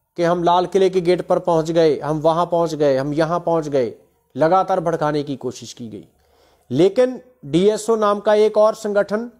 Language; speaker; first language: Hindi; non-native, local second language; Punjabi